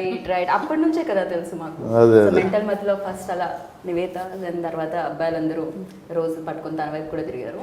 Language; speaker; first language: Telugu; native; Telugu